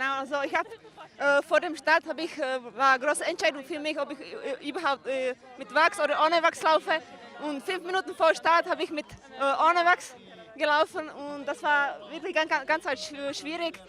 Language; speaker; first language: German; non-native, fluent; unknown